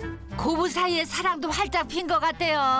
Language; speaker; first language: Korean; native; Korean